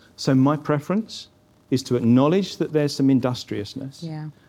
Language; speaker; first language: English; native; English